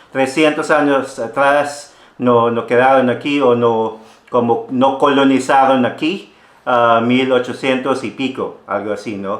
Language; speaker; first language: Spanish; non-native, fluent; Filipino